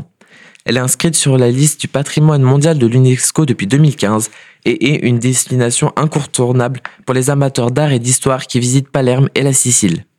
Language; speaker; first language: French; native; French